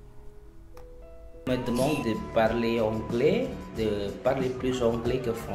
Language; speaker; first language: French; non-native, learner; Indonesian